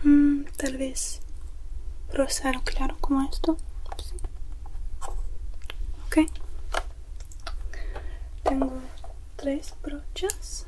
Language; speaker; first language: Spanish; non-native, learner; English